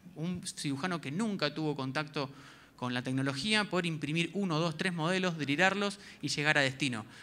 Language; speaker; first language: Spanish; native; Spanish